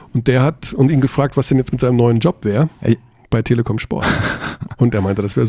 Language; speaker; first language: German; native; German